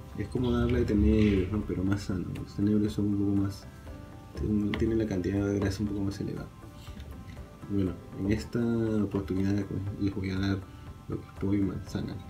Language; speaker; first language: Spanish; native; Spanish